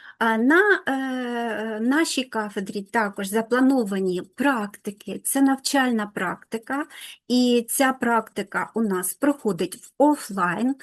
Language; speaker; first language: Ukrainian; non-native, local second language; Russian